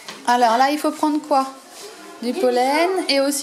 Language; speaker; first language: French; native; French